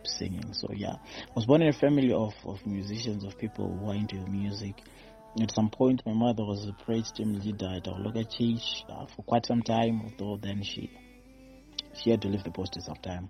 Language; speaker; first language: English; non-native, local second language; Shona